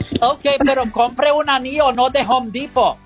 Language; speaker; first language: Spanish; non-native, learner; English